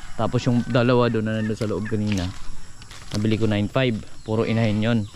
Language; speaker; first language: Filipino; non-native, local second language; Cebuano